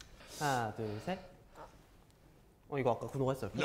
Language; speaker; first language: Korean; native; Korean